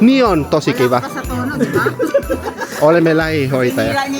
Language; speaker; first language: Finnish; non-native, learner; Filipino